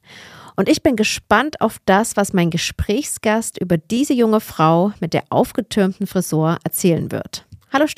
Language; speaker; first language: German; native; German